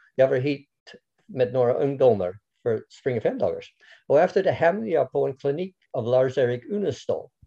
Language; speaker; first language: Swedish; non-native, fluent; English